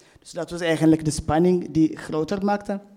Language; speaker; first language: Dutch; non-native, fluent; Tigrinya